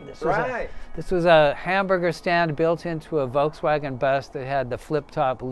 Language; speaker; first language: English; native; English